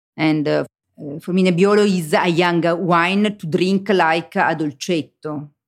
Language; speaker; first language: English; non-native, learner; Italian